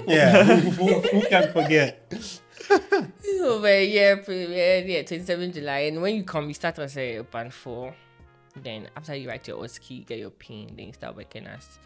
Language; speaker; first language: English; non-native, local second language; Akan